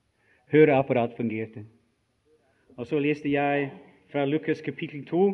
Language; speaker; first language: Norwegian; non-native, fluent; English